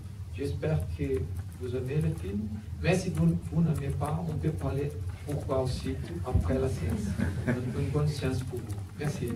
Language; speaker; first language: French; non-native, learner; Portuguese